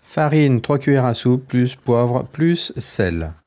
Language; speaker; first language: French; native; French